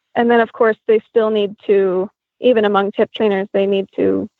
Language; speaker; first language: English; native; English